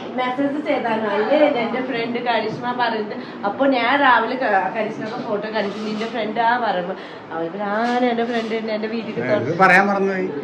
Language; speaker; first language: Malayalam; non-native, learner; Nepali